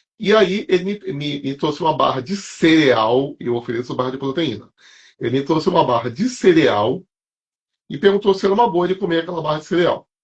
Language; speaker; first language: Portuguese; native; Portuguese